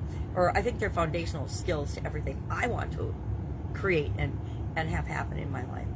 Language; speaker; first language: English; native; English